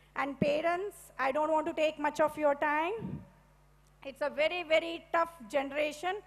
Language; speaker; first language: English; non-native, local second language; Tamil